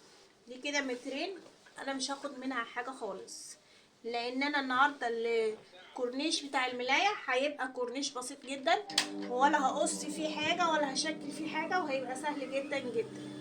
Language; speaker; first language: Arabic; native; Arabic